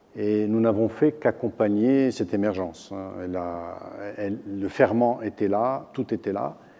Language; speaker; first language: French; non-native, local second language; Arabic